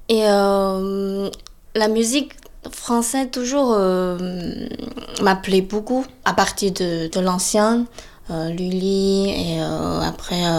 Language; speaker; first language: French; non-native, fluent; Chinese